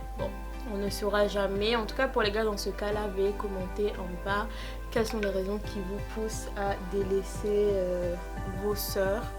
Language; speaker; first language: French; native; French